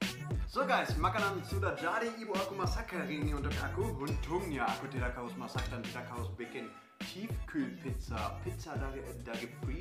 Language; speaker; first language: Indonesian; non-native, fluent; German